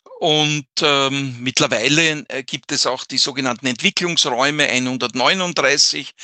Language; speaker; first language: German; native; German